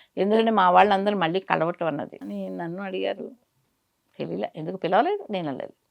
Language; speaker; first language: Telugu; native; Telugu